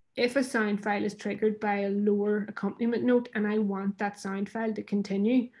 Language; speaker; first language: English; native; English